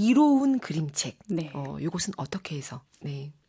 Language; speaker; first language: Korean; native; Korean